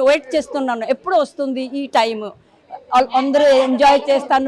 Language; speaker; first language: Telugu; non-native, fluent; Bangla